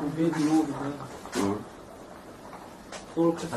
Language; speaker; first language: Russian; non-native, learner; Tajik